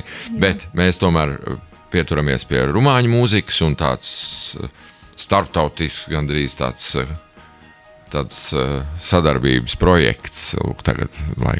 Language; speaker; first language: Latvian; native; Latvian